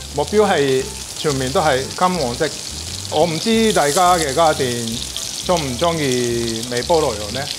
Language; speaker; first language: Cantonese; non-native, fluent; Japanese